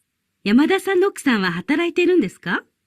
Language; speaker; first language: Japanese; non-native, learner; Indonesian